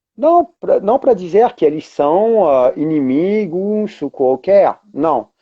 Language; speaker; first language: Portuguese; non-native, fluent; French